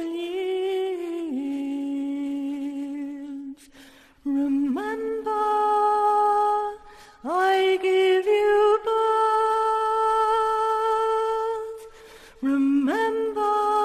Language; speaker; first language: English; native; English